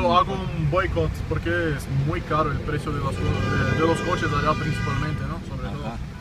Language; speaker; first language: Spanish; non-native, learner; Portuguese